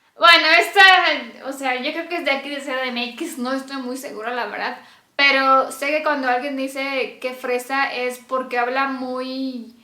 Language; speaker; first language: Spanish; non-native, fluent; Romanian